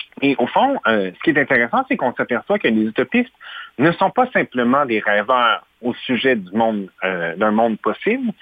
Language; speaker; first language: French; native; French